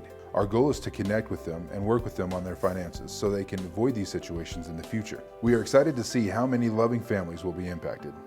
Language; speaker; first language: English; native; English